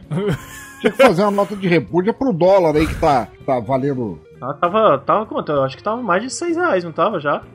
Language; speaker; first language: Portuguese; native; Portuguese